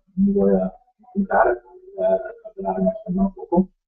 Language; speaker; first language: Spanish; non-native, learner; English